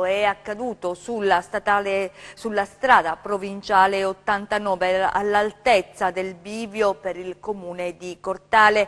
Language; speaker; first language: Italian; native; Italian